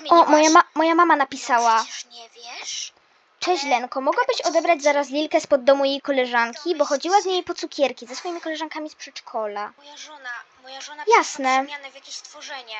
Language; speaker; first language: Polish; native; Polish